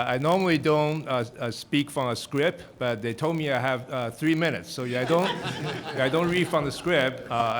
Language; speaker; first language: English; non-native, fluent; Chinese